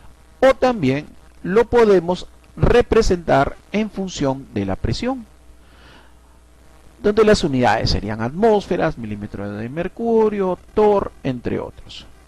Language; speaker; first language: Spanish; native; Spanish